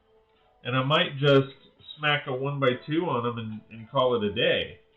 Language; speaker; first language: English; native; English